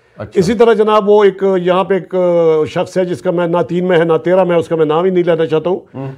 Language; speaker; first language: Urdu; non-native, local second language; Pashto